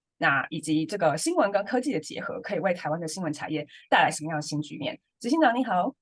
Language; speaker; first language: Chinese; native; Chinese